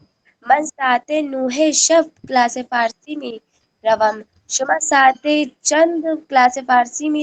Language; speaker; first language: Persian; non-native, learner; Urdu